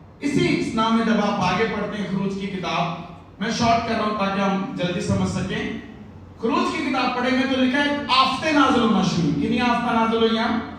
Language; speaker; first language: Urdu; non-native, local second language; Punjabi